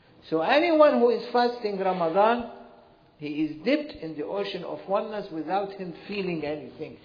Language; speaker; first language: English; non-native, fluent; Arabic